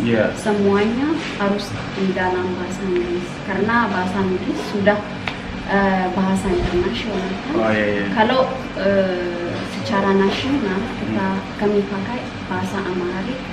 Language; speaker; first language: Indonesian; non-native, learner; Amharic